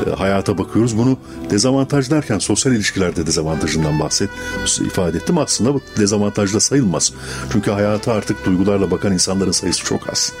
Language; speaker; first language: Turkish; native; Turkish